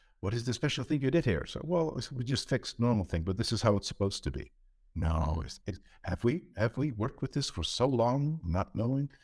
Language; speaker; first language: English; non-native, fluent; Dutch